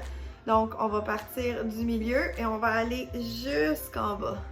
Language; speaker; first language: French; native; French